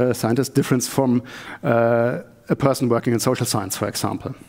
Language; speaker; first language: English; non-native, fluent; German